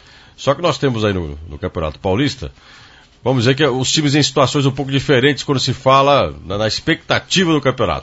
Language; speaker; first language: Portuguese; native; Portuguese